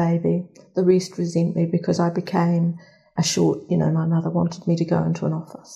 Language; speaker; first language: English; native; English